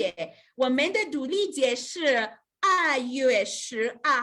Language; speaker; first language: Chinese; non-native, fluent; English